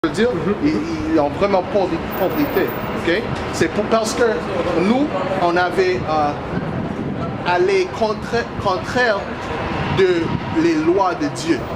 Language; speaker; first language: French; non-native, learner; English